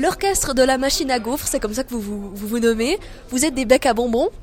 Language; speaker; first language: French; native; French